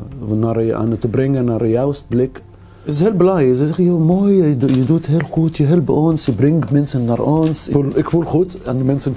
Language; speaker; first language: Dutch; non-native, learner; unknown